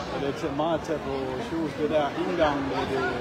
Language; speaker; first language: Danish; non-native, learner; Achinese